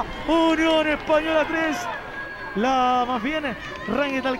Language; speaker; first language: Spanish; native; Spanish